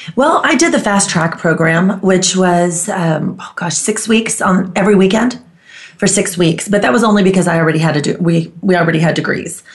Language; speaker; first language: English; non-native, fluent; Greek